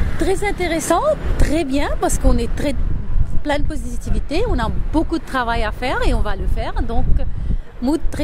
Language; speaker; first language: French; non-native, local second language; Morisyen